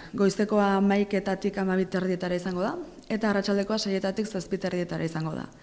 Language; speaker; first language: Basque; native; Basque